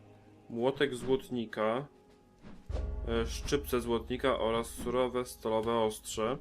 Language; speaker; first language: Polish; native; Polish